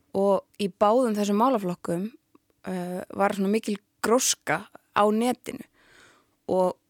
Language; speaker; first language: Icelandic; native; Icelandic